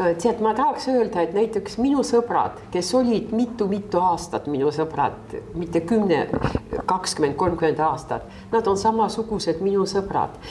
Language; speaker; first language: Estonian; non-native, local second language; Russian